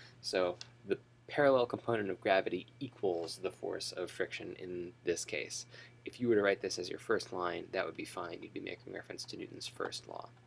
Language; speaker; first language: English; native; English